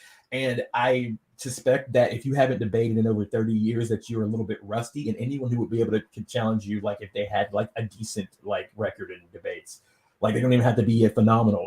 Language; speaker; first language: English; native; English